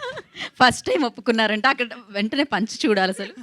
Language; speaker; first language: Telugu; native; Telugu